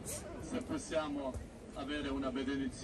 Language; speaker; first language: Italian; non-native, learner; Croatian